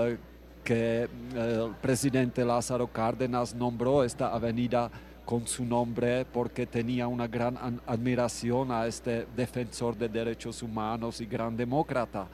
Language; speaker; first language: Spanish; non-native, fluent; Czech